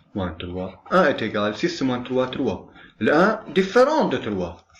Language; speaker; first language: French; non-native, local second language; Arabic